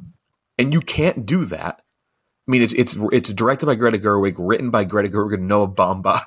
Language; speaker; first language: English; native; English